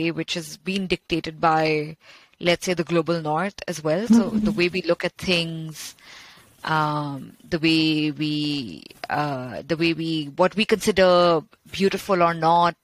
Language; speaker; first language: English; non-native, local second language; Bangla